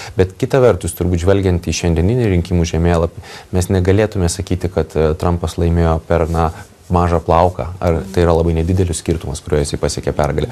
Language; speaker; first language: Lithuanian; native; Lithuanian